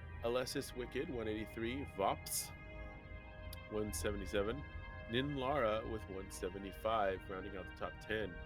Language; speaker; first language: English; native; English